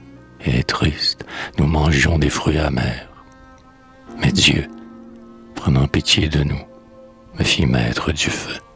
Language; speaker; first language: French; native; French